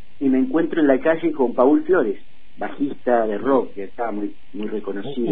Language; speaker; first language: Spanish; native; Spanish